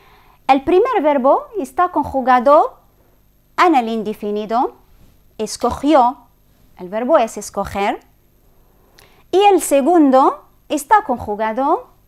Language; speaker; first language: Spanish; non-native, fluent; Arabic